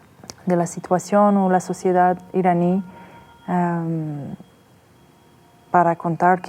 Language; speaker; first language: Spanish; non-native, fluent; Persian